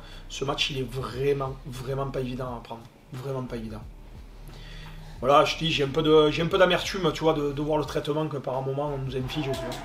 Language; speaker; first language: French; native; French